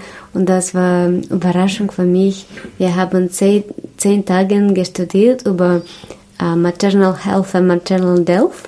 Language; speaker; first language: German; non-native, learner; Russian